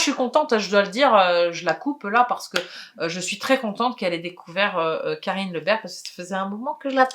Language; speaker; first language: French; native; French